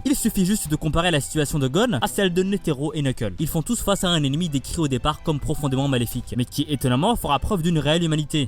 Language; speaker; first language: French; native; French